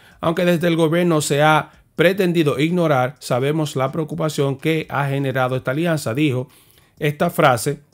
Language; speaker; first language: Spanish; native; Spanish